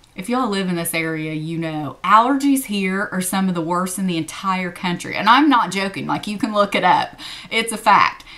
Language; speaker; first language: English; native; English